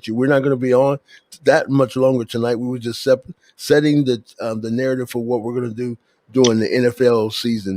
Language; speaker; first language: English; native; English